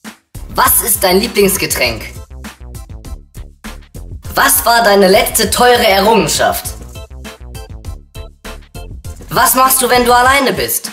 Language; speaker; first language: German; native; German